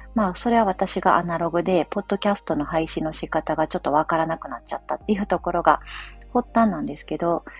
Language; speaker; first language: Japanese; native; Japanese